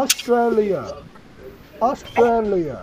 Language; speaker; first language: English; non-native, fluent; Vietnamese